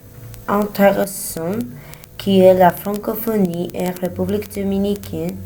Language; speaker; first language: French; non-native, learner; Spanish